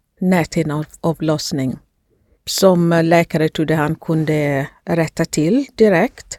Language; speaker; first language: Swedish; non-native, fluent; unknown